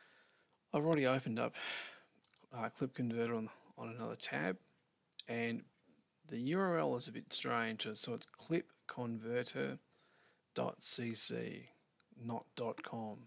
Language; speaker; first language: English; native; English